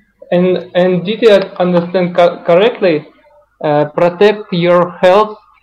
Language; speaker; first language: English; non-native, learner; Russian